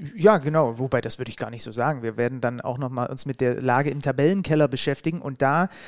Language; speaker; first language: German; non-native, fluent; Danish